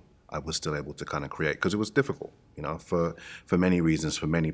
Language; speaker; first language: English; native; English